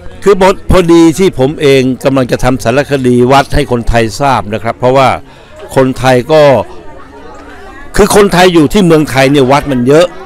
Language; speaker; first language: Thai; native; Thai